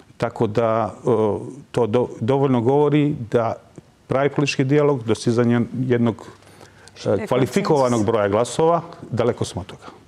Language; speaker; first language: Serbian; non-native, local second language; Albanian